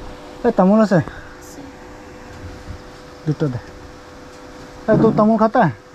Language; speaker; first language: Hindi; non-native, local second language; Assamese